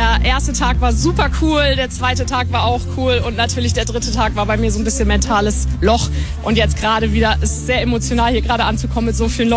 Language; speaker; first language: German; native; German